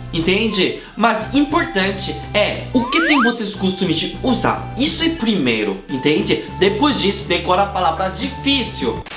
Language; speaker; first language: Portuguese; non-native, fluent; Korean